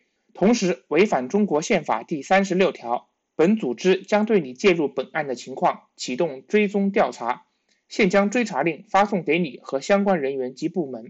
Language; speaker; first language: Chinese; native; Chinese